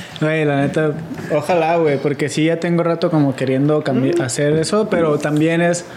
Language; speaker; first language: Spanish; native; Spanish